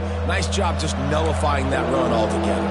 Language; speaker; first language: English; native; English